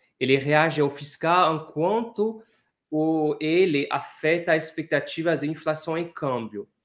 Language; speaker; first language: Portuguese; non-native, fluent; French